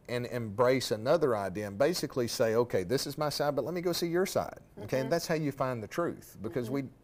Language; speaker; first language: English; native; English